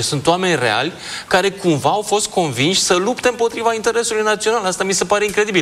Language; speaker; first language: Romanian; native; Romanian